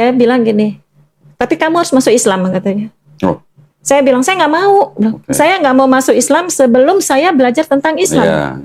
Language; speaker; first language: Indonesian; native; Indonesian